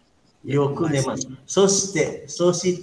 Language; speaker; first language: Japanese; non-native, fluent; Indonesian